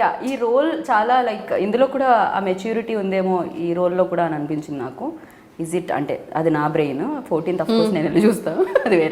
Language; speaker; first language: Telugu; native; Telugu